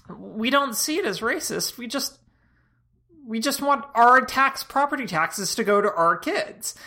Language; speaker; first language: English; native; English